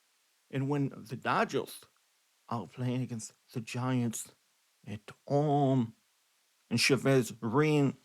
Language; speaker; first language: English; non-native, fluent; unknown